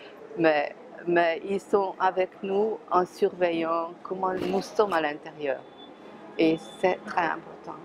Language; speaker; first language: French; non-native, fluent; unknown